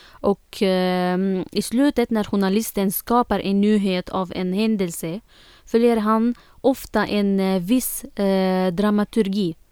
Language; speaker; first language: Swedish; non-native, fluent; Arabic